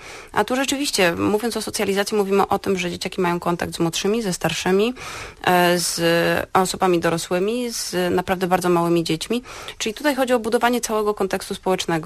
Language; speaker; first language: Polish; native; Polish